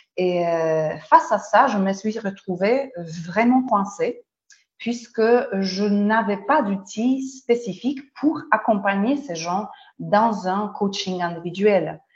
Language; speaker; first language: French; non-native, fluent; Polish